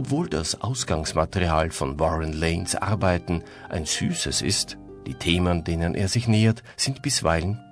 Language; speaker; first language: German; native; German